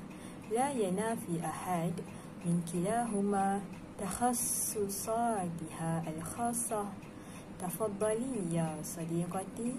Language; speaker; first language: Arabic; non-native, learner; Malay